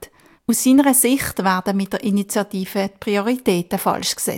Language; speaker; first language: German; native; German